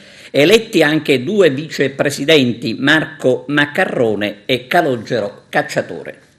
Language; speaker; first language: Italian; native; Italian